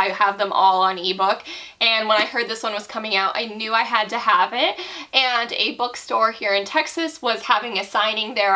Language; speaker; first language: English; native; English